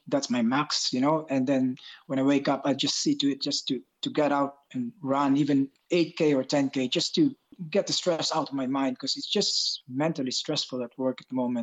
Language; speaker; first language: English; non-native, local second language; Hiligaynon